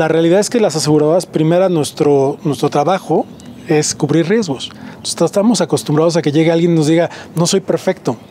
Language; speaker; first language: Spanish; native; Spanish